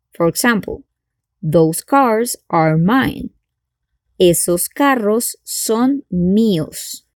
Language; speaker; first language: English; non-native, fluent; Spanish